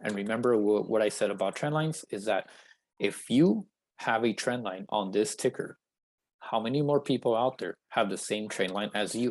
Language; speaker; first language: English; native; English